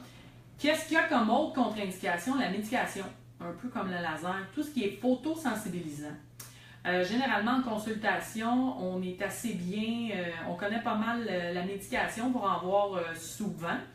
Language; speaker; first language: French; native; French